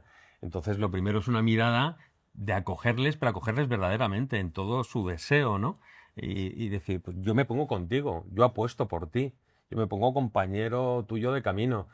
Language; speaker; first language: Spanish; native; Spanish